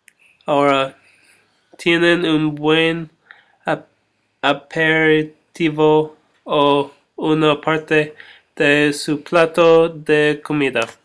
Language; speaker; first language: Spanish; non-native, learner; English